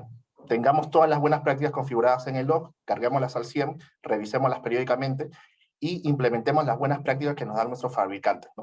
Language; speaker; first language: Spanish; native; Spanish